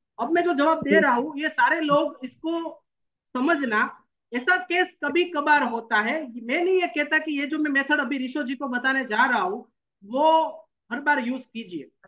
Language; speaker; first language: Hindi; non-native, local second language; Gujarati